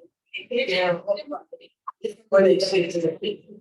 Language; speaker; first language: English; native; English